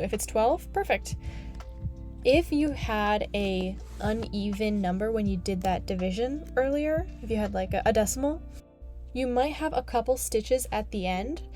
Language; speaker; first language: English; native; English